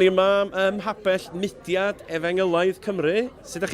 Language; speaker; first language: Welsh; native; Welsh